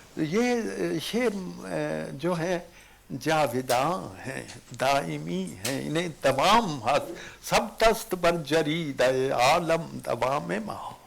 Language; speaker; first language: Urdu; non-native, local second language; Punjabi